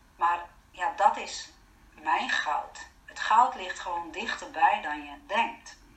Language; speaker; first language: Dutch; non-native, fluent; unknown